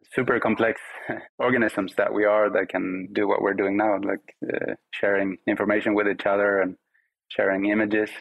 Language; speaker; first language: English; non-native, fluent; Swedish